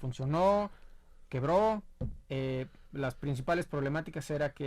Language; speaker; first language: Spanish; native; Spanish